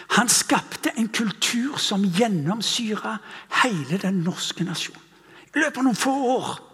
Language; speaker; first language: Norwegian; non-native, fluent; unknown